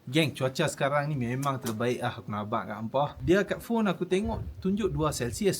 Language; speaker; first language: Malay; native; Malay